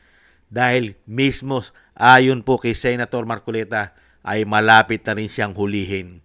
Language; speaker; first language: Filipino; native; Filipino